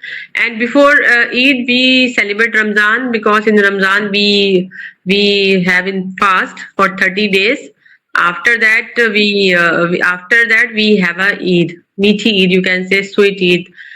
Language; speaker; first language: English; non-native, local second language; Urdu